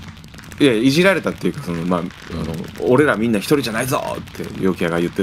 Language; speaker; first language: Japanese; native; Japanese